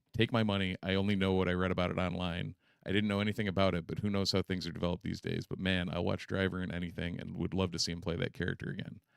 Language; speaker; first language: English; native; English